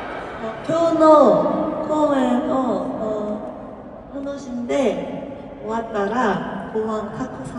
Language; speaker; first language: Japanese; non-native, learner; Korean